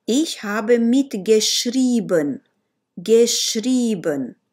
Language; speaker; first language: German; non-native, learner; Romanian